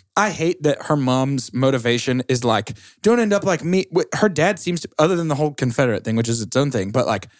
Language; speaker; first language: English; native; English